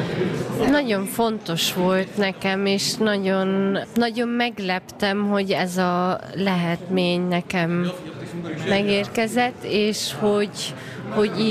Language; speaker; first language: Hungarian; early bilingual, heritage; German